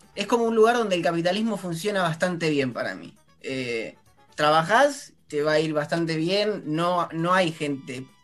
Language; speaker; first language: Spanish; native; Spanish